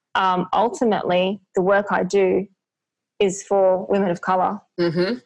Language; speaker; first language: English; native; English